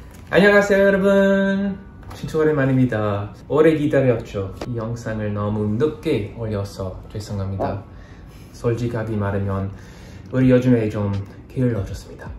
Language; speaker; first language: Korean; non-native, learner; English